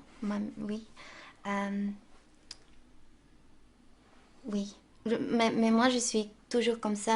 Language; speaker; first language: French; non-native, local second language; Dutch